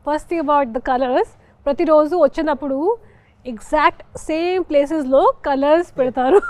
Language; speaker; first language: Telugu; non-native, local second language; Hindi